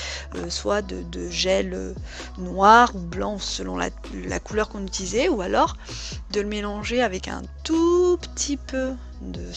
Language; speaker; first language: French; native; French